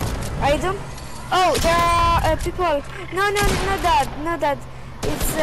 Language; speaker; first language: English; non-native, learner; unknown